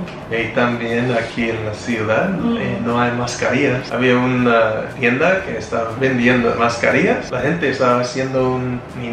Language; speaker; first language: Spanish; non-native, fluent; English